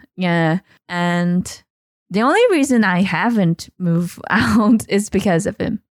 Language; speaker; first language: English; non-native, fluent; Portuguese